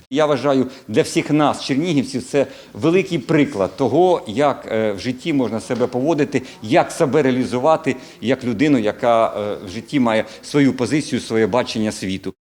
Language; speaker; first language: Ukrainian; native; Ukrainian